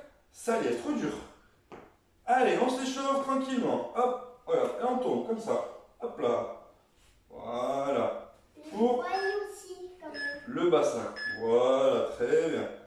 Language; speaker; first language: French; native; French